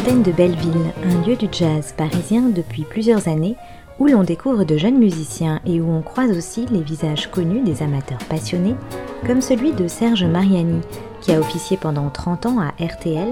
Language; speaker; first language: French; native; French